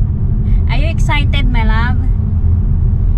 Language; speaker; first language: English; non-native, local second language; Filipino